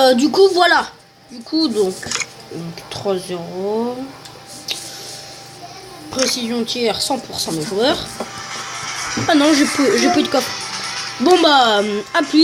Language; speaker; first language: French; native; French